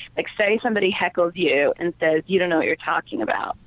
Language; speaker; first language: English; native; English